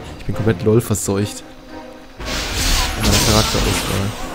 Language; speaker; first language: German; native; German